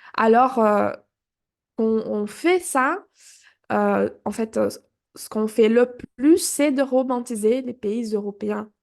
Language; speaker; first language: French; non-native, fluent; Portuguese